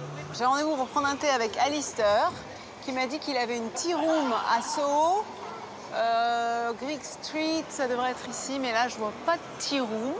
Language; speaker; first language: French; native; French